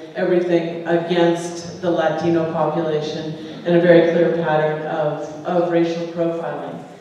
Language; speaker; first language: English; native; English